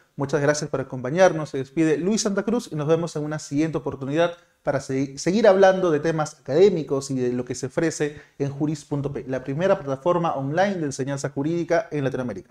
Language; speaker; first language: Spanish; native; Spanish